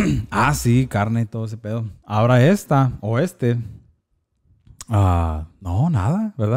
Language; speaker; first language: Spanish; early bilingual, heritage; Spanish